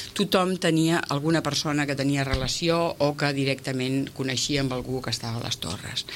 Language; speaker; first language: Catalan; native; Catalan